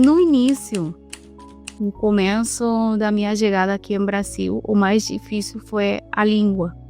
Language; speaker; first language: Portuguese; non-native, fluent; Spanish